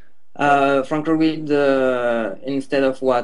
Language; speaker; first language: English; non-native, learner; French